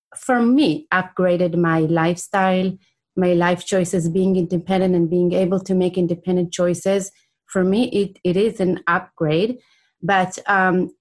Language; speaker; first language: English; non-native, fluent; Hebrew